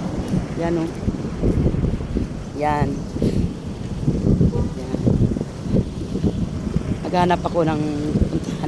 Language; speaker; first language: Filipino; non-native, local second language; Hiligaynon